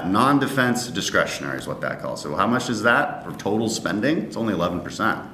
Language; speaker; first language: English; native; English